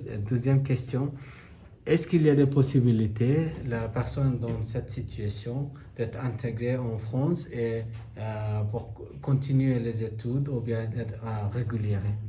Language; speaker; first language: French; non-native, learner; Bangla